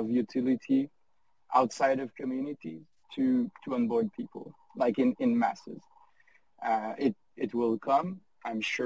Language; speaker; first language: English; non-native, fluent; French